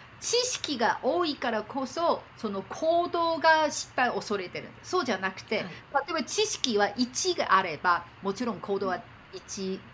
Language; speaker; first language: Japanese; non-native, fluent; Chinese